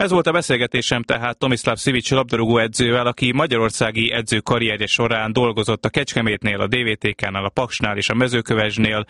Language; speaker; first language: Hungarian; native; Hungarian